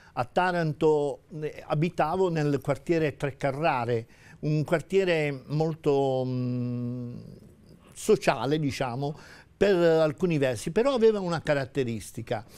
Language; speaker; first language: Italian; native; Italian